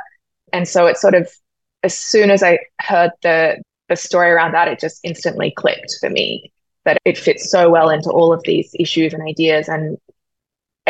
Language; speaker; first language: English; native; English